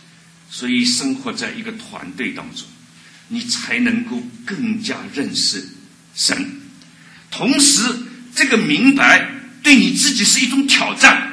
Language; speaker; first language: Chinese; native; Chinese